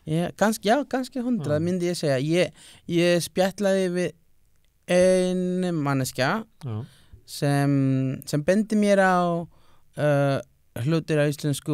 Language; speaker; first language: Icelandic; non-native, learner; Spanish